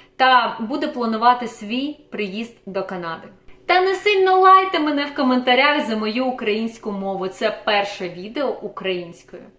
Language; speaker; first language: Ukrainian; non-native, local second language; Russian